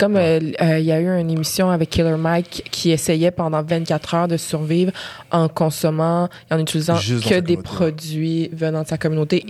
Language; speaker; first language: French; native; French